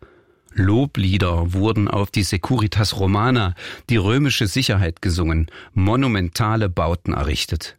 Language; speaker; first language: German; native; German